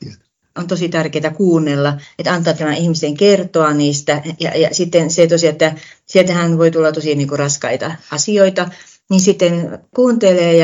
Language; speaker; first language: Finnish; native; Finnish